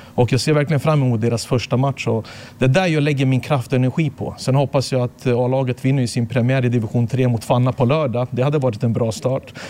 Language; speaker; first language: Swedish; early bilingual, other home language; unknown